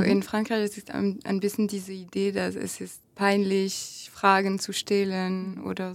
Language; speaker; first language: German; non-native, fluent; French